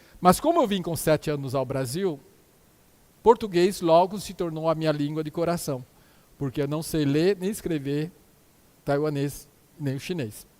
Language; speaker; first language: Portuguese; early bilingual, other home language; Min Nan Chinese